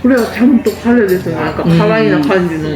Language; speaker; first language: Japanese; non-native, fluent; Korean